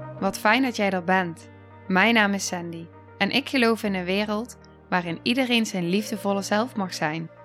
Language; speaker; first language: Dutch; native; Dutch